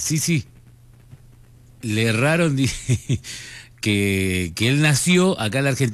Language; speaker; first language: Spanish; native; Spanish